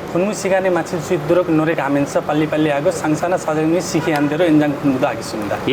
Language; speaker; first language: Korean; non-native, learner; Nepali